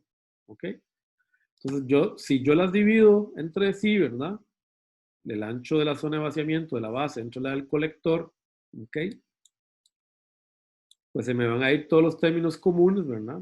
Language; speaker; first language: Spanish; native; Spanish